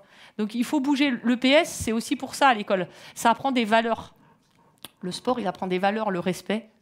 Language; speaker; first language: French; native; French